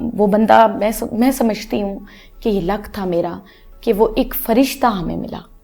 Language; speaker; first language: Urdu; non-native, local second language; Punjabi